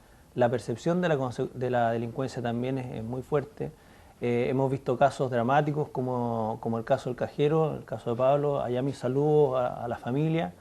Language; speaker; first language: Spanish; native; Spanish